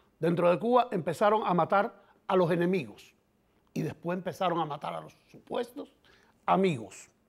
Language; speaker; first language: Spanish; native; Spanish